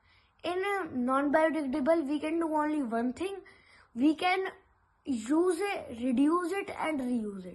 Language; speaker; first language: English; non-native, local second language; Hindi